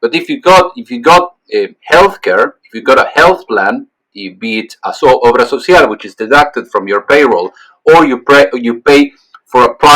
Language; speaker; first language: English; non-native, fluent; Spanish